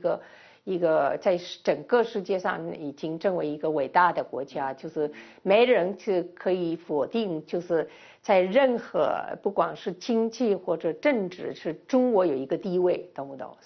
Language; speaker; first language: Chinese; non-native, fluent; Spanish